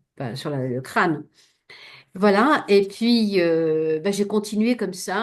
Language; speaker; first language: French; native; French